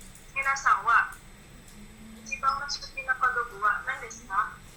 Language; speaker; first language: Japanese; non-native, learner; Indonesian